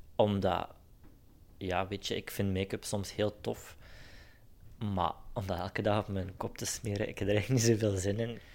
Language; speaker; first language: Dutch; native; Dutch